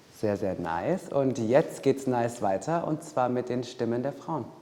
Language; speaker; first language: German; native; German